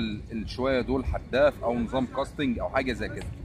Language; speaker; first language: Arabic; native; Arabic